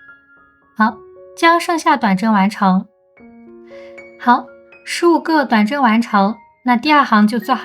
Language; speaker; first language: Chinese; native; Chinese